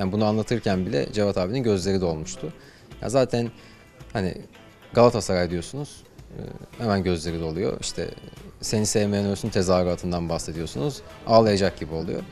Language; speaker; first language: Turkish; native; Turkish